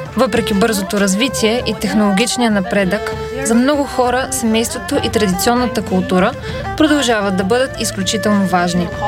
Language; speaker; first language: Bulgarian; non-native, fluent; Chinese